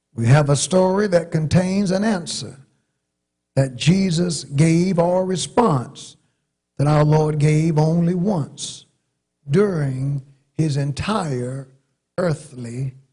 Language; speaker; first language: English; native; English